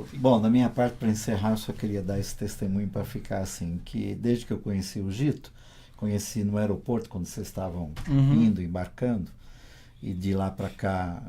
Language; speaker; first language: Portuguese; native; Portuguese